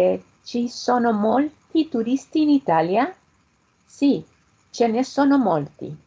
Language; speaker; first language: Italian; non-native, learner; Spanish